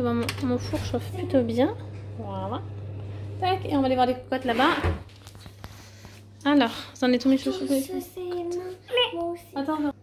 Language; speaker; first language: French; native; French